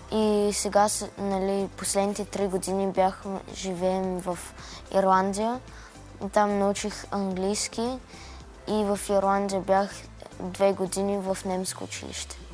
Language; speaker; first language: Bulgarian; early bilingual, heritage; Russian